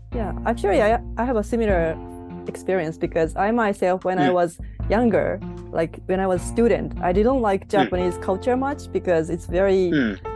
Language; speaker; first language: English; non-native, learner; Japanese